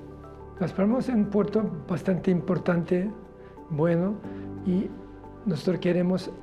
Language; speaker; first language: Spanish; non-native, learner; Korean